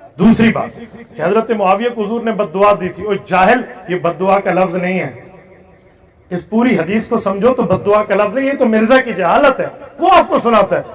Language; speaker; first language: Urdu; non-native, local second language; Saraiki